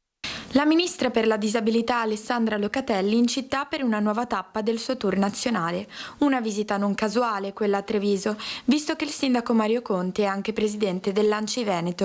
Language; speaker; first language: Italian; native; Italian